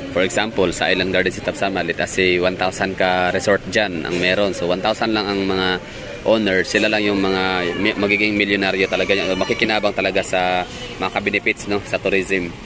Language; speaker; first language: Filipino; non-native, local second language; Cebuano